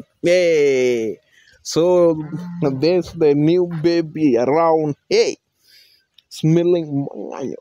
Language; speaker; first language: English; non-native, local second language; Luo (Kenya and Tanzania)